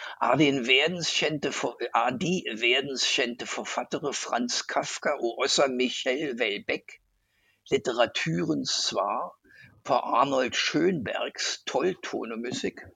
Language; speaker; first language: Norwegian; non-native, fluent; German